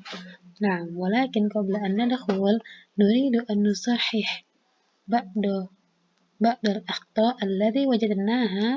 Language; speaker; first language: Arabic; non-native, fluent; Indonesian